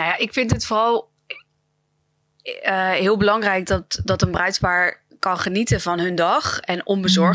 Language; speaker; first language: Dutch; native; Dutch